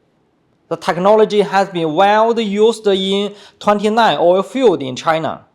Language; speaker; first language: English; non-native, fluent; Chinese